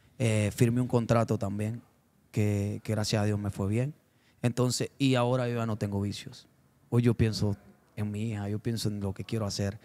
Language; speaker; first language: Spanish; native; Spanish